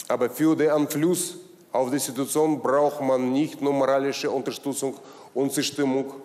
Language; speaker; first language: German; non-native, learner; Russian